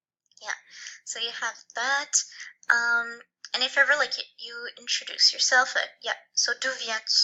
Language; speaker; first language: English; non-native, fluent; French